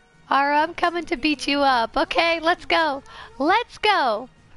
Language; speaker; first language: English; early bilingual, other home language; Turkish